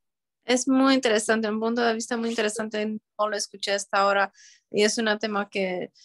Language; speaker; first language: Spanish; non-native, learner; Romanian